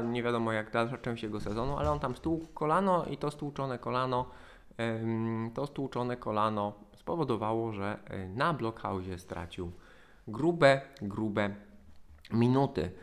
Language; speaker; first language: Polish; native; Polish